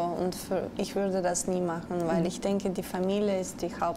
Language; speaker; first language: German; non-native, learner; Russian